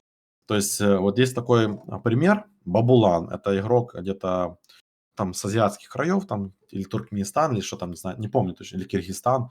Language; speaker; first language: Russian; native; Russian